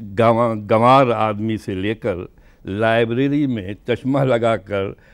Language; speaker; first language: Hindi; native; Hindi